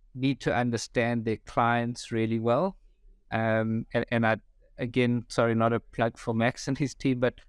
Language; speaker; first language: English; native; English